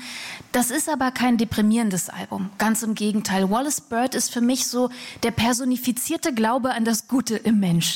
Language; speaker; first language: German; native; German